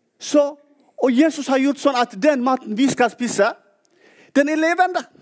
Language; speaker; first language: Norwegian; non-native, fluent; Tigrinya